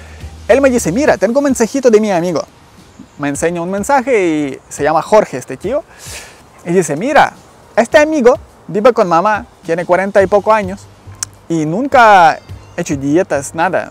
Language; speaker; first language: Spanish; non-native, learner; Ukrainian